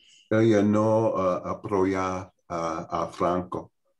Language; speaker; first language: Spanish; non-native, learner; English